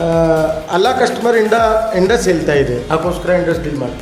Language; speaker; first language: Kannada; non-native, learner; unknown